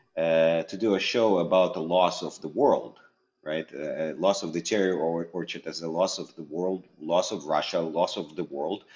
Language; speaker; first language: English; early bilingual, other home language; Russian